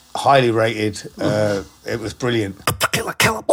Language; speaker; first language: English; native; English